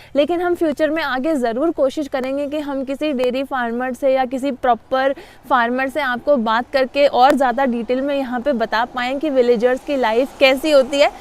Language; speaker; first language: Hindi; native; Hindi